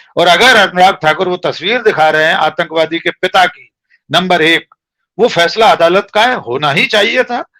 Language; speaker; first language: Hindi; native; Hindi